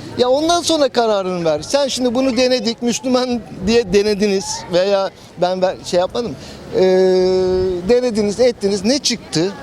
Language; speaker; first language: Turkish; native; Turkish